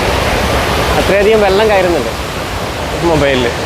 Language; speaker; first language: Malayalam; native; Malayalam